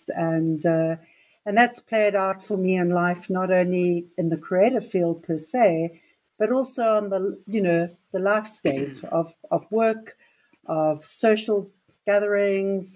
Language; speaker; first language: English; native; English